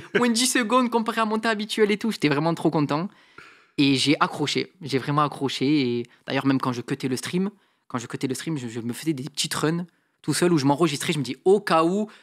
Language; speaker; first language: French; native; French